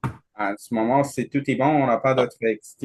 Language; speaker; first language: French; non-native, learner; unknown